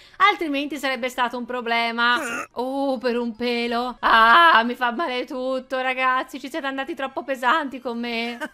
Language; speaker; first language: Italian; native; Italian